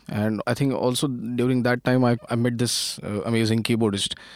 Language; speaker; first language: English; non-native, local second language; Marathi